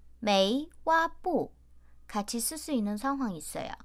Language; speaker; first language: Korean; non-native, fluent; Chinese